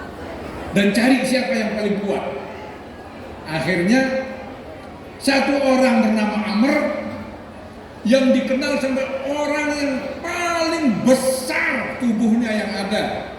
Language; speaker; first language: Indonesian; non-native, local second language; Sasak